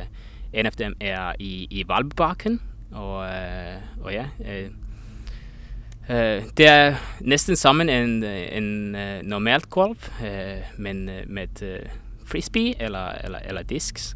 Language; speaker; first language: Danish; non-native, learner; Estonian